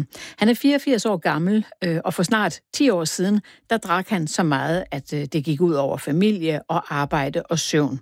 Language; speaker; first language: Danish; native; Danish